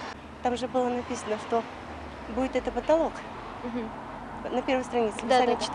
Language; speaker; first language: Russian; native; Russian